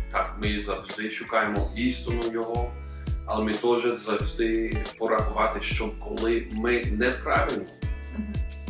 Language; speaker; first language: Ukrainian; non-native, learner; English